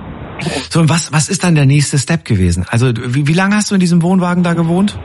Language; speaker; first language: German; native; German